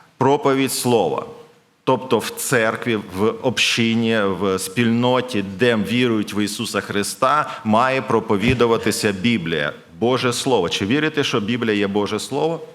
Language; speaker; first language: Ukrainian; non-native, local second language; Russian